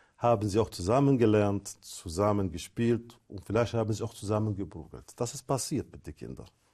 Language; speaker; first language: German; non-native, fluent; Arabic